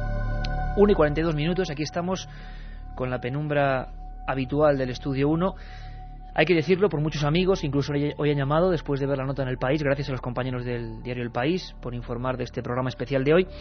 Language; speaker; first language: Spanish; native; Spanish